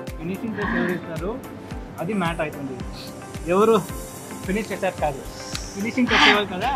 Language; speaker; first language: Telugu; non-native, learner; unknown